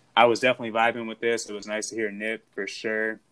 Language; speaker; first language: English; native; English